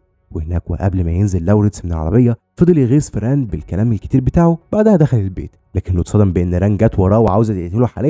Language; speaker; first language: Arabic; native; Arabic